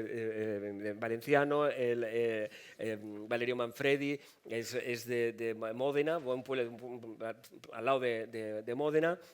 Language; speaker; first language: Spanish; native; Spanish